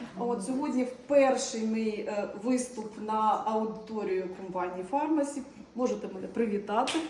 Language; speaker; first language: Ukrainian; non-native, local second language; Russian